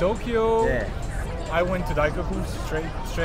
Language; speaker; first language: English; non-native, fluent; French